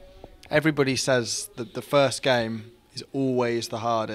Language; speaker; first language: English; native; English